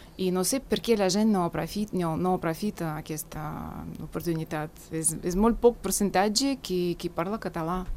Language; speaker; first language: Catalan; non-native, fluent; Russian